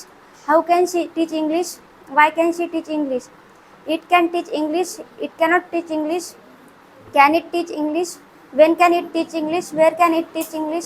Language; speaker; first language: English; non-native, learner; Marathi